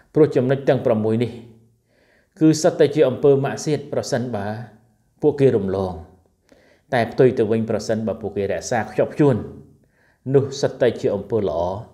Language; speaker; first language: Khmer; non-native, local second language; Eastern Cham